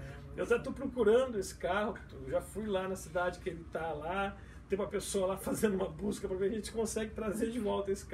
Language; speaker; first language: Portuguese; native; Portuguese